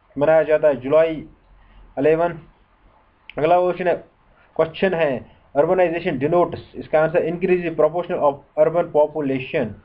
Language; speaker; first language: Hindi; non-native, local second language; Kashmiri